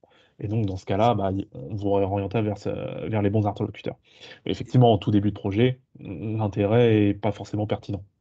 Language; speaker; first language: French; native; French